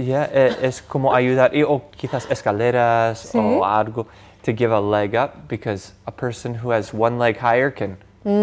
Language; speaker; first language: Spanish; non-native, fluent; English